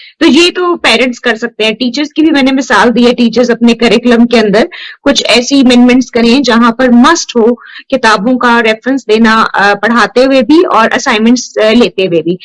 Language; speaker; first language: Urdu; non-native, local second language; Punjabi